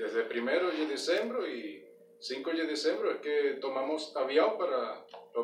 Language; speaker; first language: Portuguese; non-native, learner; Spanish